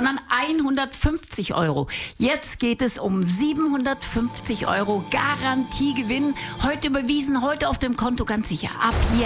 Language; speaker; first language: German; native; German